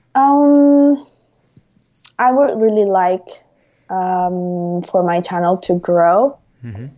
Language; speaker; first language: English; non-native, fluent; Italian